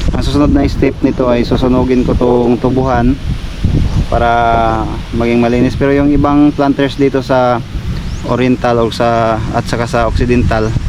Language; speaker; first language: Filipino; non-native, local second language; Cebuano